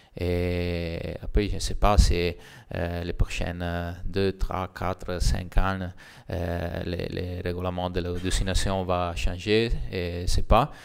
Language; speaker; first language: French; non-native, learner; Italian